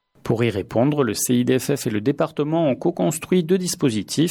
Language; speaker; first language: French; native; French